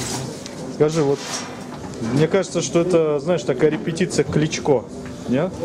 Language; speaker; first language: Russian; native; Russian